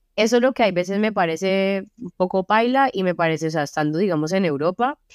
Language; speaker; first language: Spanish; native; Spanish